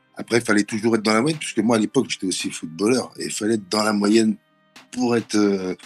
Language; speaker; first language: French; native; French